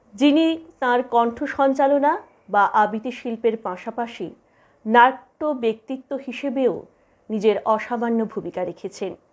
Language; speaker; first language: Bangla; native; Bangla